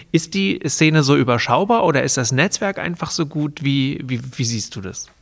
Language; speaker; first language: German; native; German